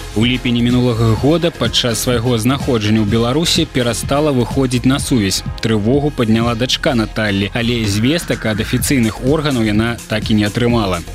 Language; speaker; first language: Belarusian; native; Belarusian